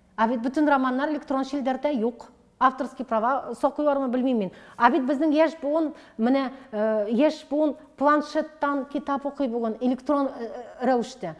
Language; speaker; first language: Tatar; native; Tatar